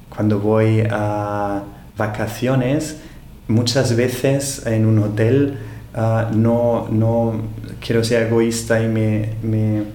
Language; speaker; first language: Spanish; non-native, fluent; German